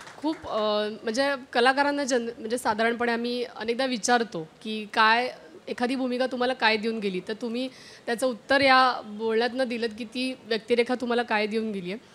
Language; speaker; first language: Marathi; native; Marathi